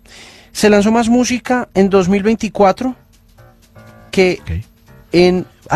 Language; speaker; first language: Spanish; native; Spanish